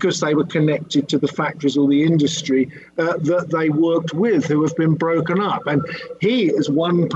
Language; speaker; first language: English; native; English